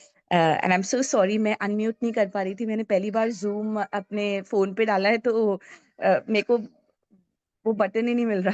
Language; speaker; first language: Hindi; early bilingual, heritage; English